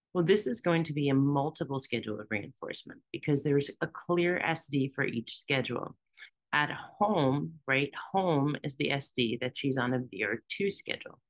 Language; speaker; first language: English; native; English